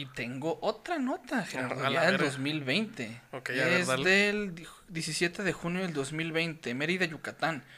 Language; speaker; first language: Spanish; native; Spanish